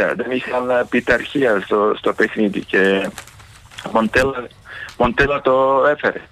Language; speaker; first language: Greek; non-native, fluent; Serbian